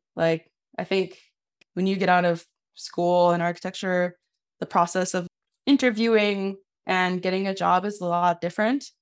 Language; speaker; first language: English; native; English